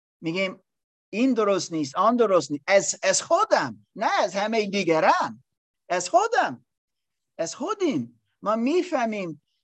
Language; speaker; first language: Persian; non-native, learner; English